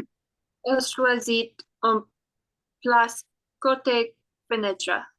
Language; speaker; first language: French; non-native, learner; English